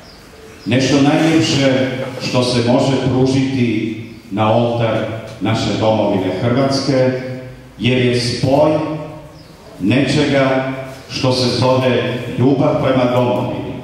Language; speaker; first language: Croatian; native; Croatian